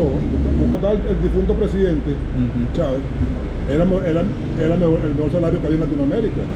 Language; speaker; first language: Spanish; native; Spanish